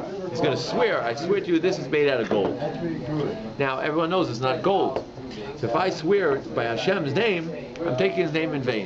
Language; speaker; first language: English; native; English